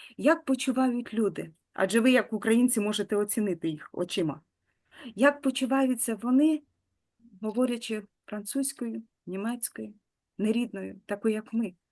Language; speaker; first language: Ukrainian; native; Ukrainian